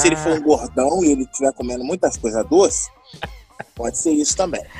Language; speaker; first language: Portuguese; native; Portuguese